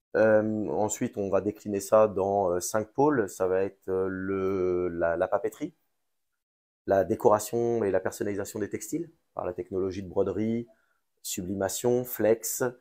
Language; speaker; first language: French; native; French